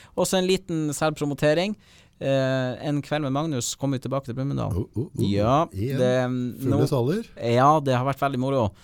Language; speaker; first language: Norwegian; native; Norwegian